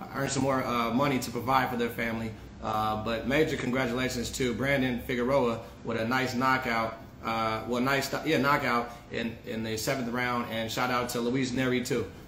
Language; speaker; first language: English; native; English